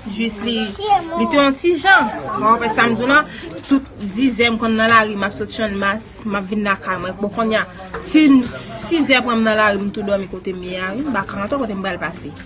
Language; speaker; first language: Haitian Creole; native; Haitian Creole